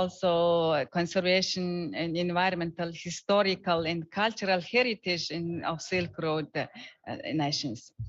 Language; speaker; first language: English; non-native, learner; Mongolian